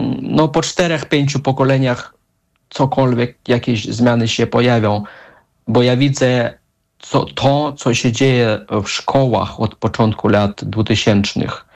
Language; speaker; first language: Polish; non-native, fluent; Russian